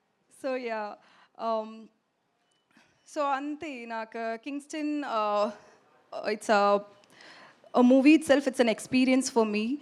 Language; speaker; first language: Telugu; non-native, learner; Tamil